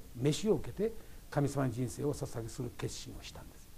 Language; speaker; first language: Japanese; native; Japanese